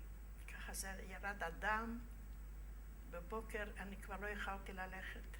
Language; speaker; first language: Hebrew; non-native, fluent; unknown